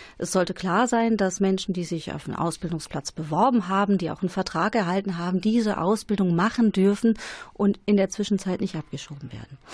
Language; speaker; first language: German; native; German